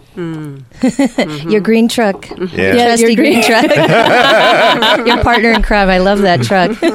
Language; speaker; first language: English; native; English